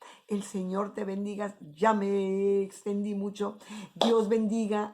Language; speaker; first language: Spanish; native; Spanish